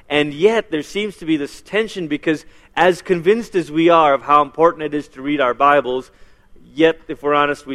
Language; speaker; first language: English; native; English